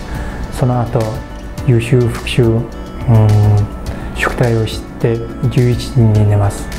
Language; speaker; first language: Japanese; non-native, fluent; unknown